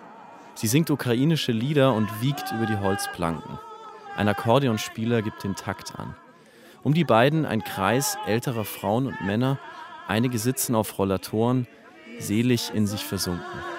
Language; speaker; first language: German; native; German